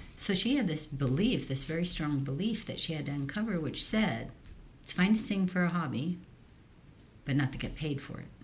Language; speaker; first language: English; early bilingual, other home language; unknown